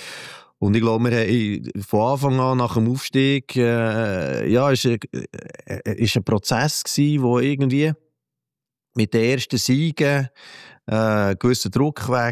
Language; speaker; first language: German; native; German